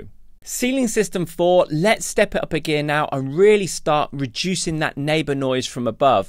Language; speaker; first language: English; native; English